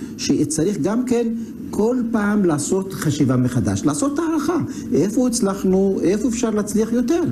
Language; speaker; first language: Hebrew; non-native, local second language; Arabic